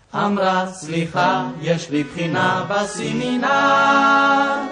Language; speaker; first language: Hebrew; native; Hebrew